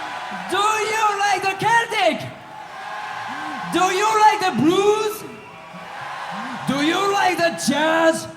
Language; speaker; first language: English; non-native, learner; Japanese